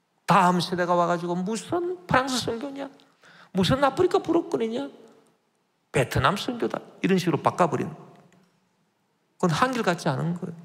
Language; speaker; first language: Korean; native; Korean